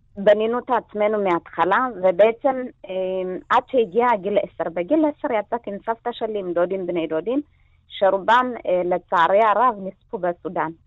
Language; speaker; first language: Hebrew; early bilingual, other home language; Amharic